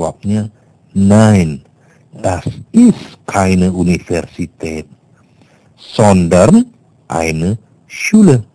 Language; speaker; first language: German; non-native, fluent; Indonesian